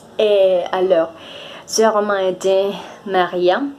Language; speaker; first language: French; non-native, fluent; Spanish